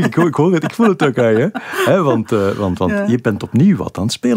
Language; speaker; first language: Dutch; native; Dutch